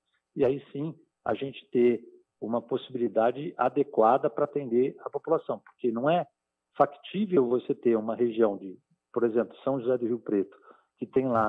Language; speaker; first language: Portuguese; native; Portuguese